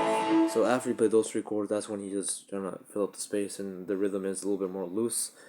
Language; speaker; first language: English; native; English